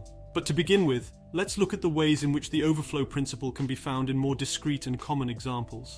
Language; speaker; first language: English; non-native, fluent; French